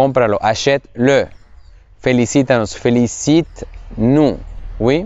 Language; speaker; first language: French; non-native, fluent; Spanish